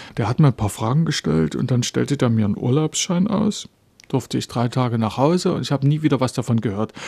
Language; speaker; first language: German; native; German